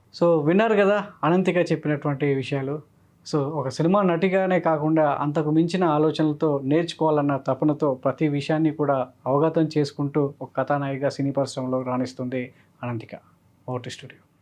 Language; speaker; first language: Telugu; native; Telugu